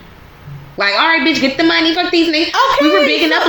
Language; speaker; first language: English; native; English